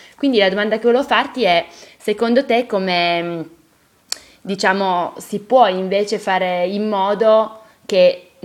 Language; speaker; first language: Italian; native; Italian